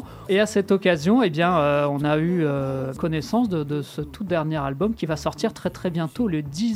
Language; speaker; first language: French; native; French